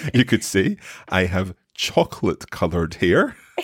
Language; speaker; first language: English; native; English